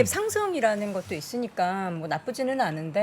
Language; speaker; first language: Korean; native; Korean